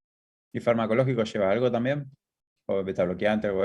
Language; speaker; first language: Spanish; native; Spanish